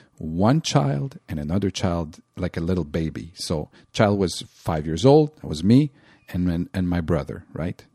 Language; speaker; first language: English; non-native, local second language; French